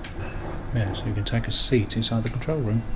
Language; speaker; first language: English; native; English